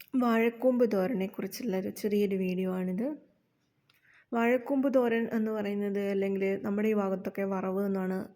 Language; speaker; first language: Malayalam; native; Malayalam